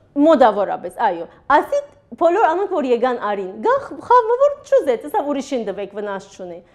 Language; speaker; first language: Armenian; early bilingual, heritage; Armenian